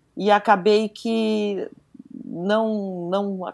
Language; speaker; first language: Portuguese; native; Portuguese